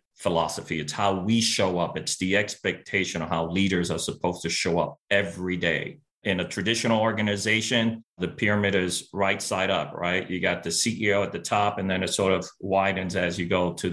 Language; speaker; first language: English; early bilingual, other home language; Spanish